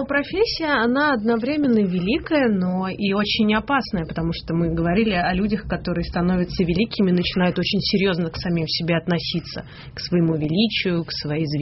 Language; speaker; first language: Russian; native; Russian